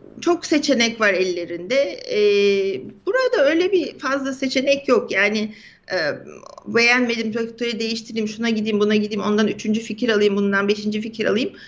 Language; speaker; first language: Turkish; native; Turkish